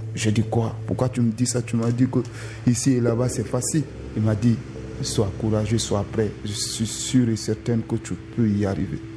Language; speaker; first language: French; non-native, local second language; Susu